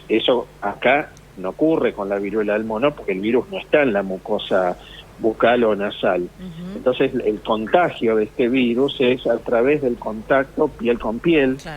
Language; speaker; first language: Spanish; native; Spanish